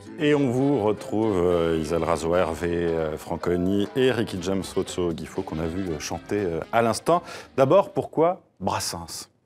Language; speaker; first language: French; native; French